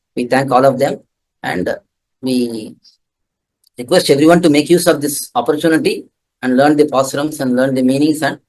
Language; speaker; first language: English; non-native, local second language; Tamil